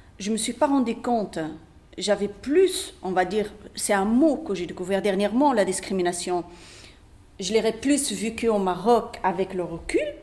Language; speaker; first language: French; non-native, local second language; Berber languages